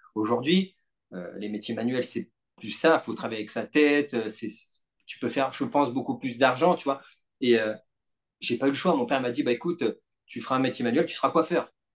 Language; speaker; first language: French; native; French